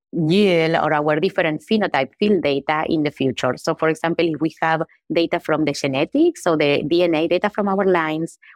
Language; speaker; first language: English; non-native, fluent; Spanish